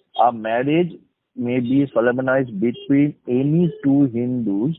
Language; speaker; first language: English; non-native, local second language; Bangla